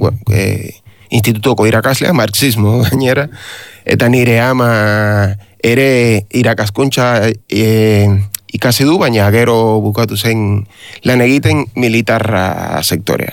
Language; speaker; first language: Basque; non-native, learner; Spanish